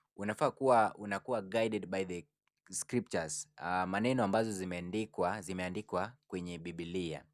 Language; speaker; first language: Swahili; non-native, local second language; Luo (Kenya and Tanzania)